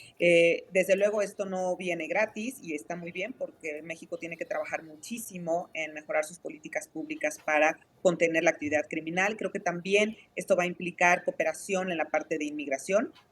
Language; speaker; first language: Spanish; native; Spanish